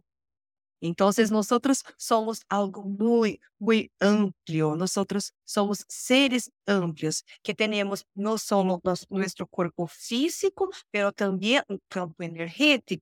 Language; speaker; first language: Spanish; non-native, learner; Portuguese